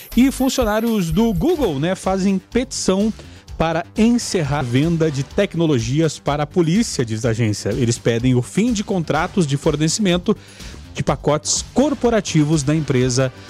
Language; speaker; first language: Portuguese; native; Portuguese